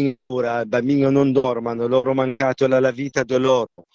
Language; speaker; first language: Italian; non-native, learner; Arabic